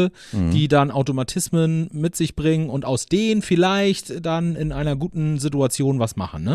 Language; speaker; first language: German; native; German